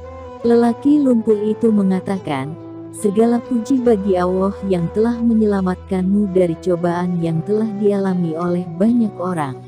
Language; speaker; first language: Indonesian; native; Indonesian